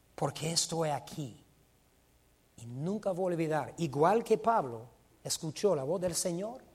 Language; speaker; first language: Spanish; non-native, fluent; English